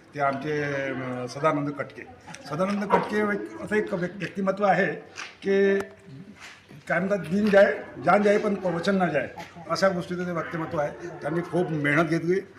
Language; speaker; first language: Marathi; native; Marathi